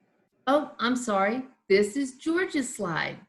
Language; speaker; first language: English; native; English